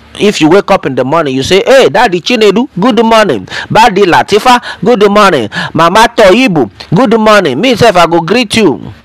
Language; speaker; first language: Nigerian Pidgin; non-native, local second language; Yoruba